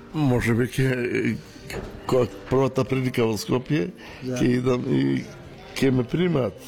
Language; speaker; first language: Macedonian; non-native, local second language; Romany